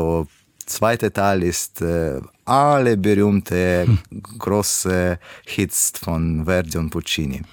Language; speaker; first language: German; non-native, learner; Russian